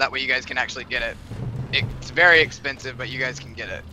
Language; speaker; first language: English; native; English